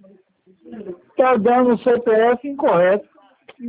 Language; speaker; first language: Portuguese; native; Portuguese